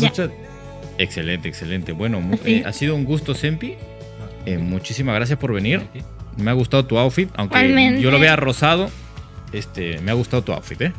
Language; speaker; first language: Spanish; native; Spanish